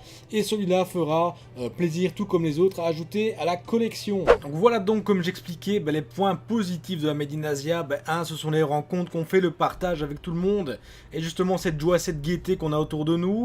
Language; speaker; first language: French; native; French